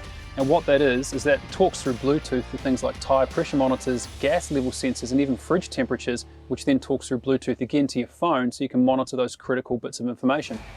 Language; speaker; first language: English; native; English